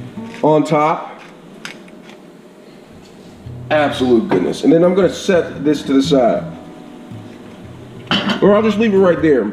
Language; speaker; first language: English; native; English